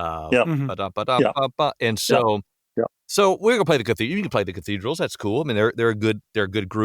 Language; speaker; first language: English; native; English